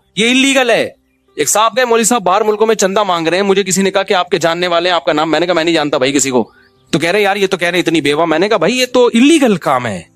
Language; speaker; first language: Urdu; native; Urdu